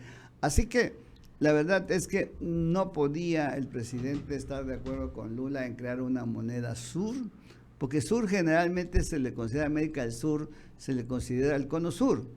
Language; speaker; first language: Spanish; native; Spanish